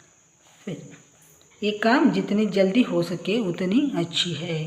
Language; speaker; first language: Hindi; non-native, local second language; Kannada